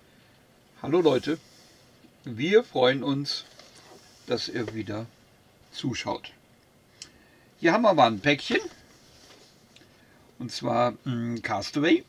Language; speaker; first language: German; native; German